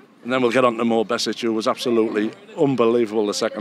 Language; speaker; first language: English; native; English